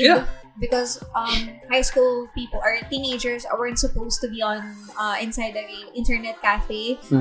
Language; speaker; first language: English; non-native, local second language; Filipino